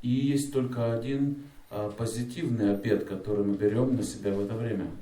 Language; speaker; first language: Russian; native; Russian